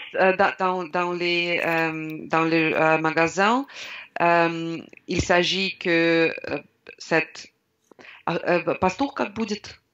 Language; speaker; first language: French; non-native, learner; Russian